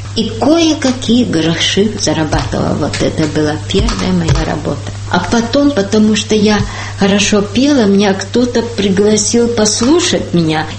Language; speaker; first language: Russian; early bilingual, heritage; Russian